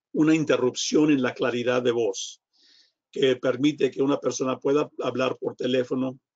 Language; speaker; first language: Spanish; non-native, fluent; English